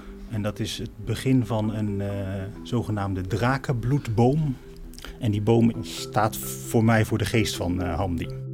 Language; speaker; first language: Dutch; native; Dutch